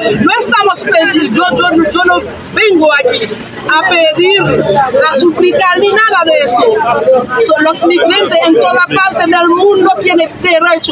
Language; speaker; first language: Spanish; non-native, fluent; Haitian Creole